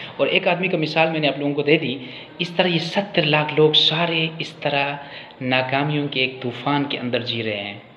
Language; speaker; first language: Urdu; non-native, local second language; Khowar